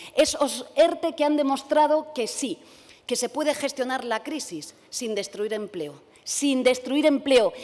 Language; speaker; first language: Spanish; native; Spanish